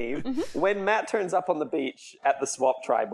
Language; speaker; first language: English; native; English